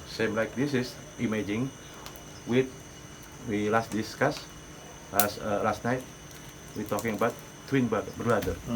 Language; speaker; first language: English; non-native, learner; Indonesian